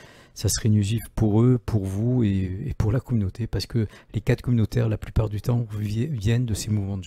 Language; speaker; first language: French; native; French